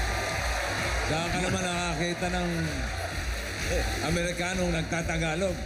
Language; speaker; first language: Filipino; native; Filipino